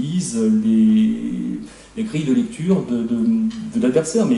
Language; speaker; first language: French; native; French